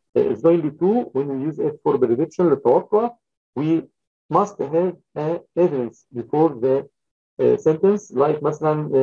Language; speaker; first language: English; non-native, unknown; Arabic